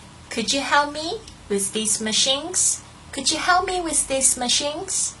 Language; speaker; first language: English; non-native, fluent; Chinese